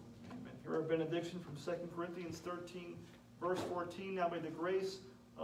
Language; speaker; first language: English; native; English